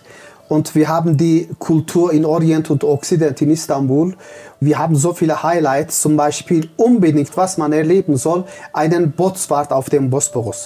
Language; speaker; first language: German; non-native, fluent; Turkish